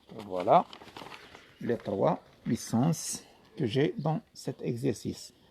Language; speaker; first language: French; non-native, local second language; Arabic